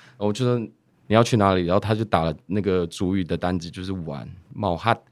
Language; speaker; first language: Chinese; native; Chinese